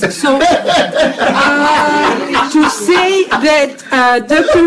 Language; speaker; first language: English; non-native, learner; Russian